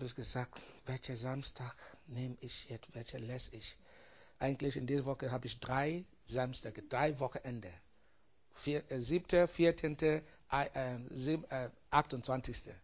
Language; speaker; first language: German; non-native, learner; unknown